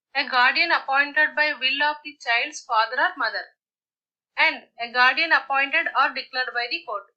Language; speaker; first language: English; non-native, local second language; Telugu